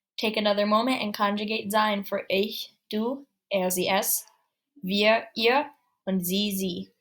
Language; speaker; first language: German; non-native, fluent; English